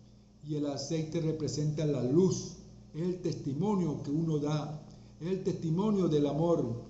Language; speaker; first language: Spanish; native; Spanish